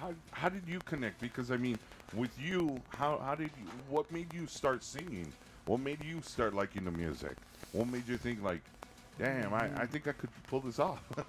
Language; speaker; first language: English; early bilingual, other home language; Spanish